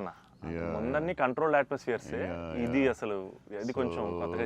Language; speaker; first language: Telugu; native; Telugu